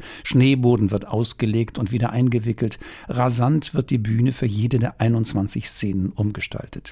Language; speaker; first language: German; native; German